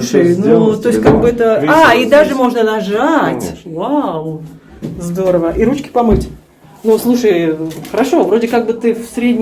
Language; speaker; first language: Russian; native; Russian